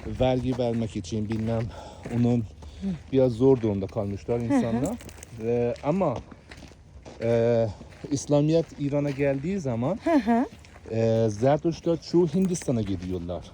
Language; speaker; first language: Turkish; non-native, learner; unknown